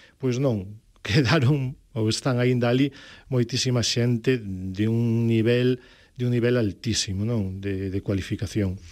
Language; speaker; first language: Galician; native; Galician